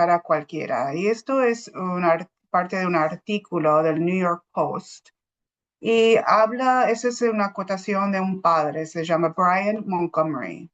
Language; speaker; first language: Spanish; non-native, fluent; English